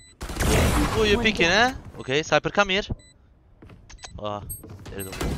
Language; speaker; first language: English; non-native, fluent; Turkish